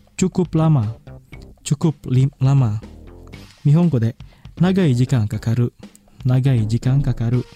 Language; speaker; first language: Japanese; non-native, fluent; Indonesian